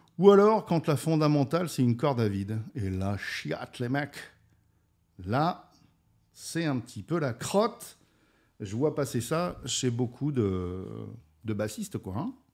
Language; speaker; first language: French; native; French